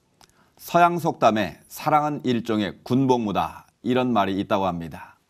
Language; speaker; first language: Korean; native; Korean